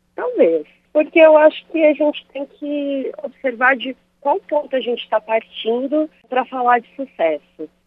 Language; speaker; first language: Portuguese; native; Portuguese